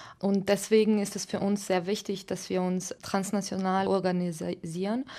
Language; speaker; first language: German; non-native, fluent; Slovenian